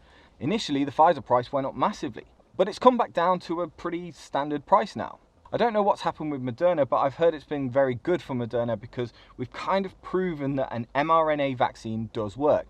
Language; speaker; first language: English; native; English